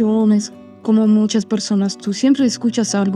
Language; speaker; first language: Spanish; non-native, learner; Armenian